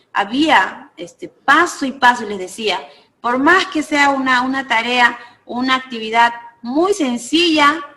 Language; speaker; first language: Spanish; native; Spanish